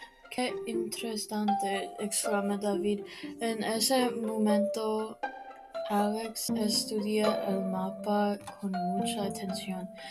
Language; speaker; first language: Spanish; non-native, learner; English